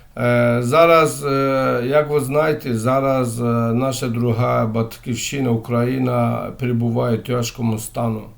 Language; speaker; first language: Ukrainian; non-native, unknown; Azerbaijani